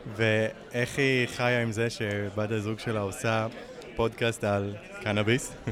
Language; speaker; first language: Hebrew; native; Hebrew